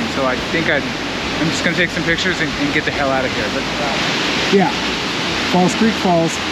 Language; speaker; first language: English; native; English